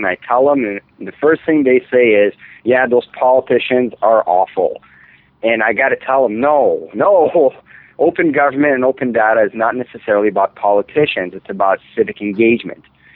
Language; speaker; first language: English; non-native, fluent; French